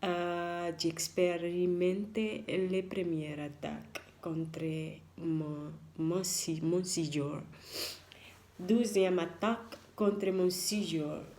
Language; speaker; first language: French; non-native, learner; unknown